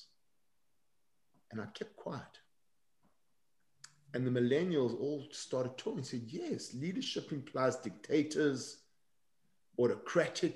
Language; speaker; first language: English; native; English